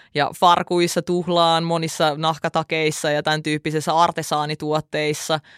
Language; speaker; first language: Finnish; early bilingual, other home language; Russian